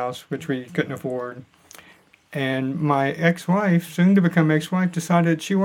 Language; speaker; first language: English; native; English